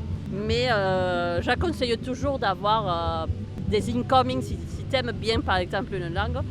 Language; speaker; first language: French; early bilingual, heritage; Spanish